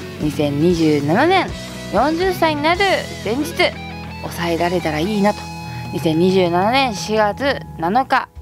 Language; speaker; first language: Japanese; native; Japanese